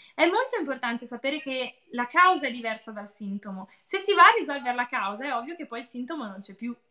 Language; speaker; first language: Italian; native; Italian